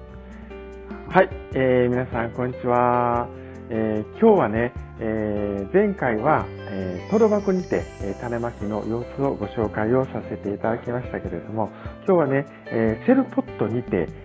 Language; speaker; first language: Japanese; native; Japanese